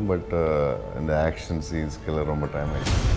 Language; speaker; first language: Tamil; non-native, local second language; Telugu